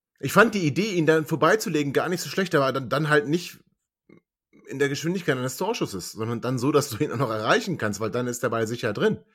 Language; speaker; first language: German; native; German